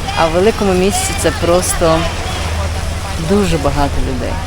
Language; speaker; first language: Ukrainian; native; Ukrainian